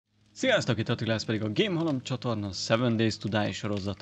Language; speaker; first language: Hungarian; native; Hungarian